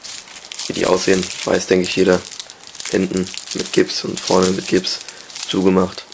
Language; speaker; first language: German; native; German